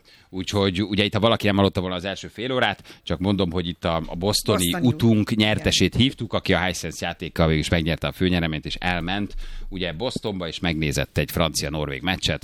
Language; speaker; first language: Hungarian; native; Hungarian